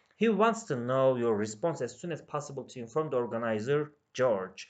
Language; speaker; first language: English; non-native, fluent; Turkish